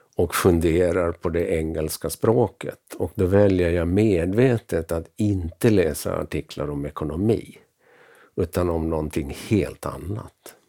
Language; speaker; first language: Swedish; native; Swedish